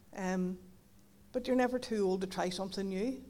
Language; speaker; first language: English; native; English